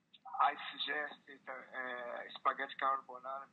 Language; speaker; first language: English; non-native, learner; Portuguese